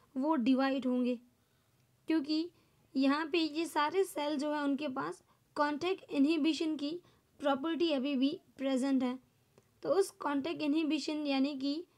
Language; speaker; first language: Hindi; non-native, local second language; Gujarati